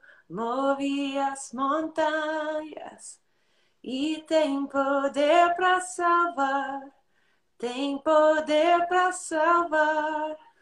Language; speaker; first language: Portuguese; non-native, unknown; English